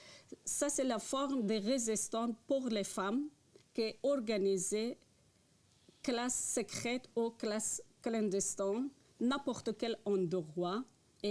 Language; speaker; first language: French; non-native, learner; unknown